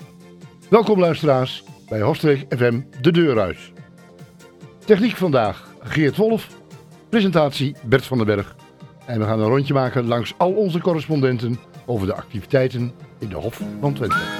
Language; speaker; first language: Dutch; native; Dutch